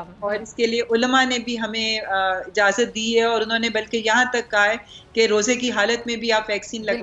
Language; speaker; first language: Urdu; native; Urdu